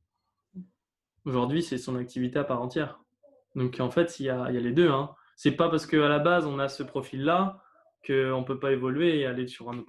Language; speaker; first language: French; native; French